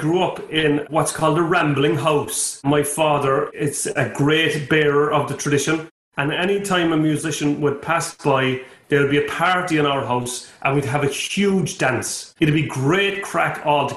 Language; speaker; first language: English; native; English